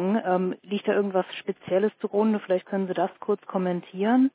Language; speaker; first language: German; native; German